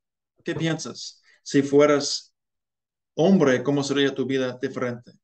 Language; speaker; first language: Spanish; non-native, learner; English